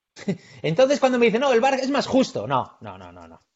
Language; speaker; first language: Spanish; native; Spanish